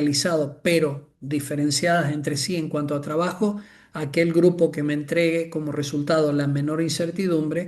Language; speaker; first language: Spanish; native; Spanish